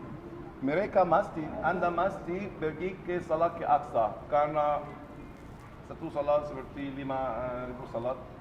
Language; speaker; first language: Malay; non-native, learner; Arabic